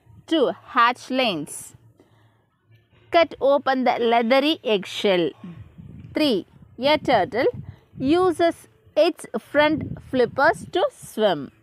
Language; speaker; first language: English; non-native, local second language; Tamil